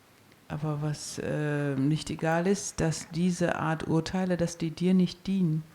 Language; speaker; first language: German; native; German